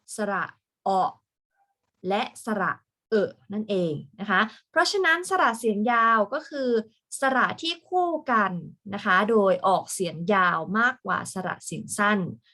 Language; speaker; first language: Thai; native; Thai